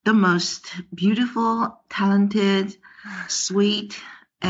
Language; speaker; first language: English; non-native, fluent; Chinese